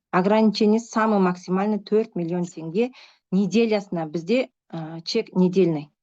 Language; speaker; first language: Russian; non-native, local second language; Kazakh